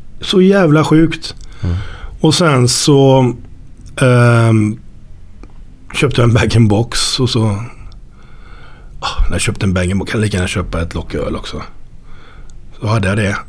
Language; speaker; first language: Swedish; native; Swedish